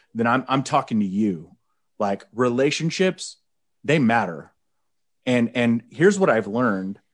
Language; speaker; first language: English; native; English